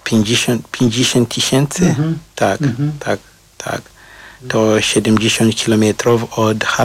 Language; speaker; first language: Polish; non-native, fluent; Shona